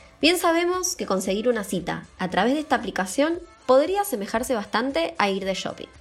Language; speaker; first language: Spanish; native; Spanish